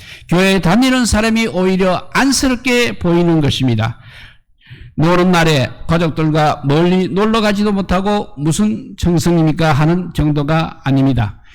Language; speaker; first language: Korean; native; Korean